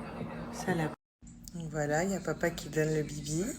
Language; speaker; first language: French; native; French